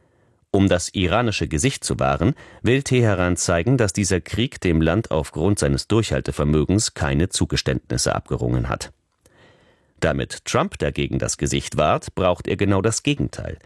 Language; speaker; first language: German; native; German